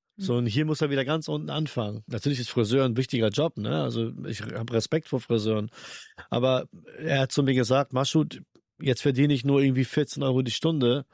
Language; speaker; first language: German; early bilingual, other home language; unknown